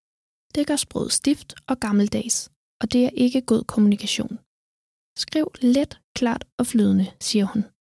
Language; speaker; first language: Danish; native; Danish